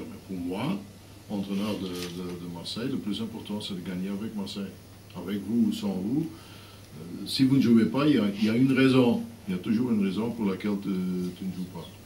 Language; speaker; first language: French; non-native, fluent; Dutch